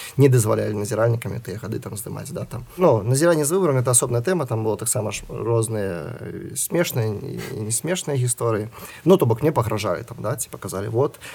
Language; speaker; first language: Belarusian; non-native, local second language; Russian